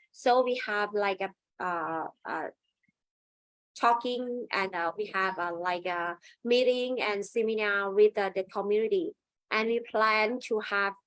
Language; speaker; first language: English; non-native, learner; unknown